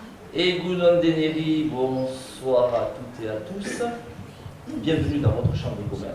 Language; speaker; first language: French; native; French